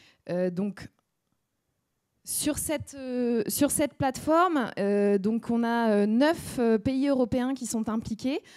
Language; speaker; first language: French; native; French